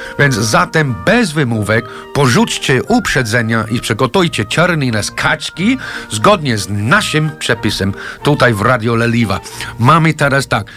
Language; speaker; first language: Polish; non-native, fluent; English